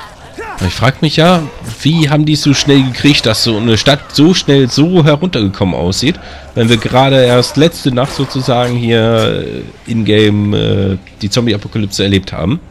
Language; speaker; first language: German; native; German